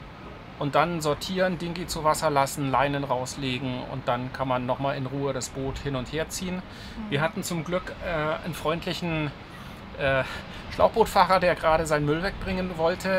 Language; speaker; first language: German; native; German